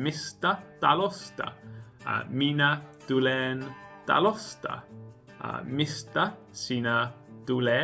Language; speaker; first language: Finnish; non-native, learner; English